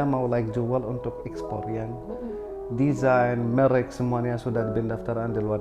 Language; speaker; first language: Indonesian; non-native, learner; Arabic